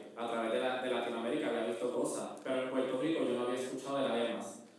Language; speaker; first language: Spanish; native; Spanish